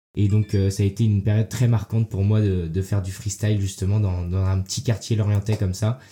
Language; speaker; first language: French; early bilingual, heritage; French